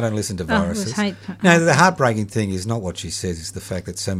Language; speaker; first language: English; non-native, local second language; Italian